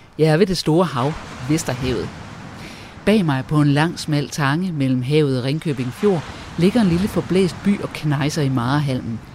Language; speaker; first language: Danish; native; Danish